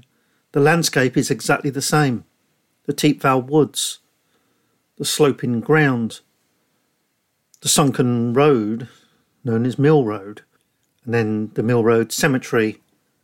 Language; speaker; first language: English; native; English